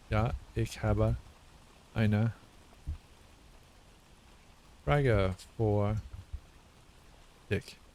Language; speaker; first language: German; non-native, learner; English